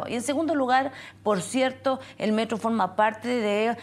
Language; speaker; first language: Spanish; native; Spanish